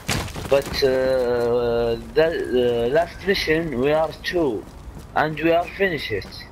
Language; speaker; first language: English; non-native, learner; Arabic